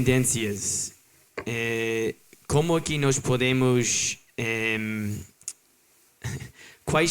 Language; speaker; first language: Portuguese; non-native, learner; English